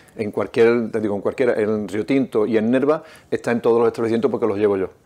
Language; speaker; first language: Spanish; native; Spanish